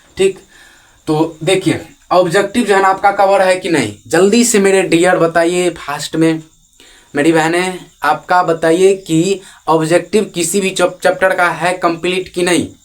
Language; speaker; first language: Hindi; native; Hindi